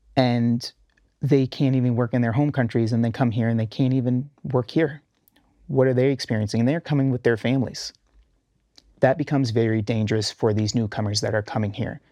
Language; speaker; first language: English; early bilingual, heritage; Arabic